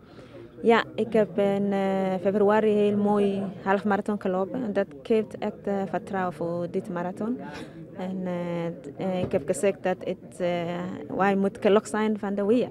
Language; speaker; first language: Dutch; non-native, learner; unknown